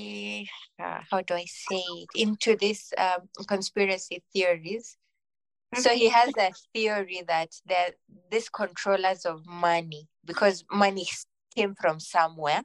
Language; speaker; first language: English; non-native, local second language; Swahili